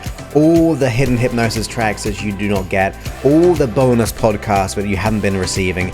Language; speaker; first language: English; native; English